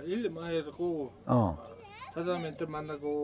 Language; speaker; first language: Korean; non-native, learner; Mongolian